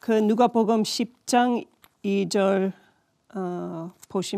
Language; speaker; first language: Korean; non-native, learner; English